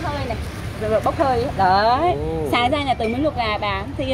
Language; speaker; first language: Vietnamese; native; Vietnamese